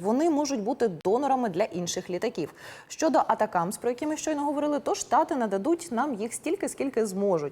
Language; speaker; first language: Ukrainian; native; Ukrainian